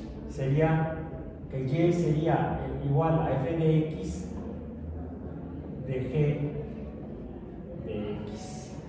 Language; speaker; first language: Spanish; native; Spanish